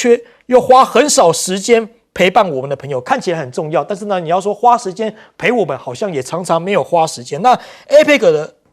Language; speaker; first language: Chinese; native; Chinese